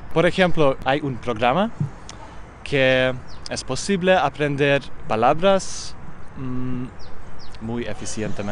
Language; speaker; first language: Spanish; non-native, learner; Hungarian